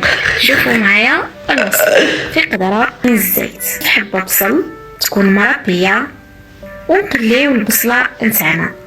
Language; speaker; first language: Arabic; native; Arabic